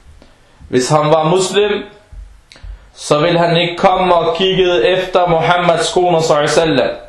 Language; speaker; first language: Danish; non-native, fluent; Arabic